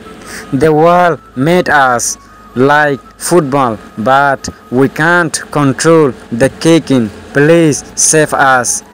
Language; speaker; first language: English; non-native, local second language; Rohingya